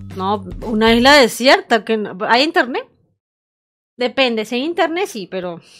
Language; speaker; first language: Spanish; native; Spanish